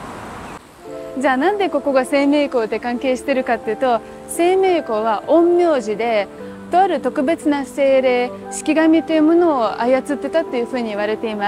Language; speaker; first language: Japanese; non-native, fluent; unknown